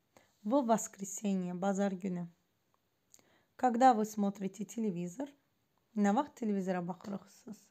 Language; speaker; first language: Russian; non-native, fluent; Azerbaijani